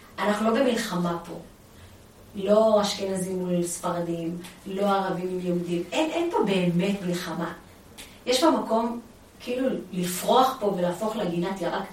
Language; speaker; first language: Hebrew; early bilingual, other home language; Amharic